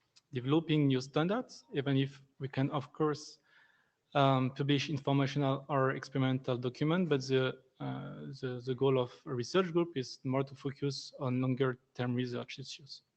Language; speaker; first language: English; non-native, fluent; French